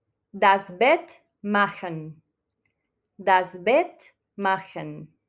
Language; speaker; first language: German; non-native, fluent; Spanish